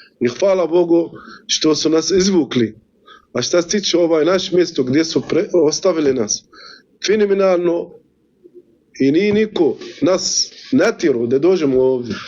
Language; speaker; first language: Bosnian; non-native, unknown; Arabic